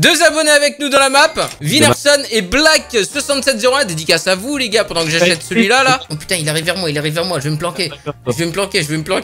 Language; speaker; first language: French; native; French